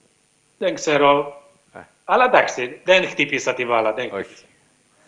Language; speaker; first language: Greek; non-native, learner; Hungarian